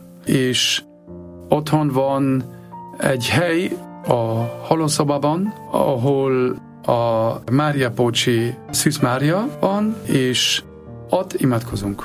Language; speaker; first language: Hungarian; non-native, fluent; German